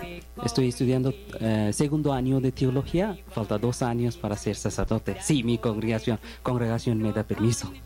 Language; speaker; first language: Spanish; non-native, learner; Bangla